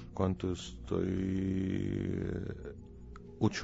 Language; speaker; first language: Spanish; non-native, learner; Arabic